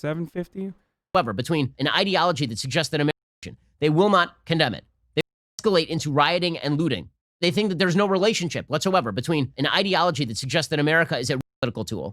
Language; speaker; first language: English; native; English